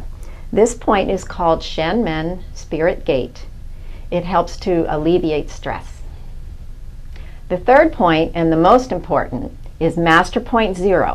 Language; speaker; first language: English; native; English